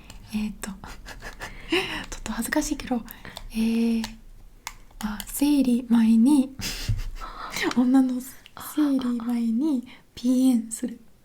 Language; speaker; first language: Japanese; non-native, learner; English